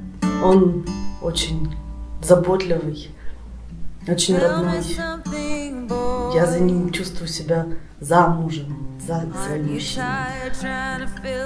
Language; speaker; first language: Russian; native; Russian